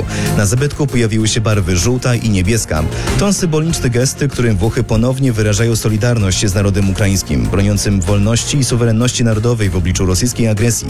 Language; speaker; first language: Polish; native; Polish